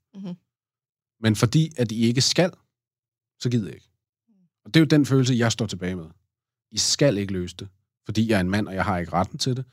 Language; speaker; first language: Danish; native; Danish